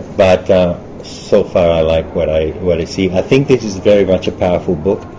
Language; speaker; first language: English; early bilingual, other home language; German